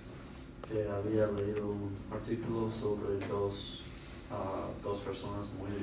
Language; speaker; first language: Spanish; non-native, fluent; English